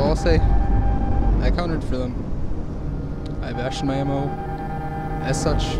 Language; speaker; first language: English; native; English